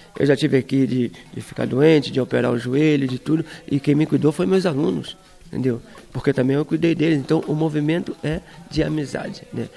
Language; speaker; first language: Portuguese; native; Portuguese